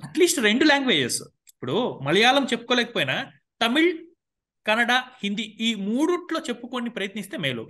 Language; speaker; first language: Telugu; native; Telugu